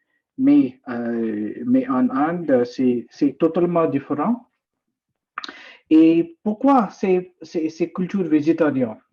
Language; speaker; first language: French; non-native, learner; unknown